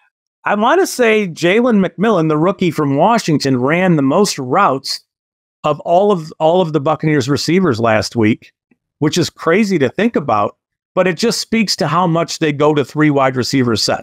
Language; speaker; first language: English; native; English